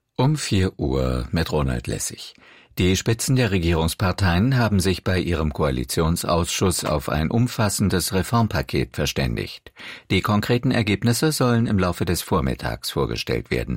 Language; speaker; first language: German; native; German